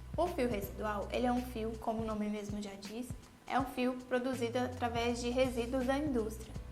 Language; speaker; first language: Portuguese; native; Portuguese